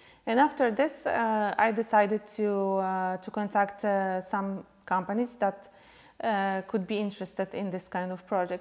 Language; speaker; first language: English; non-native, fluent; Polish